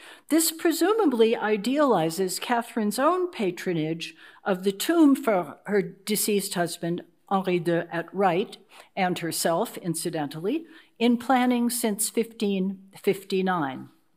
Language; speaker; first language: English; native; English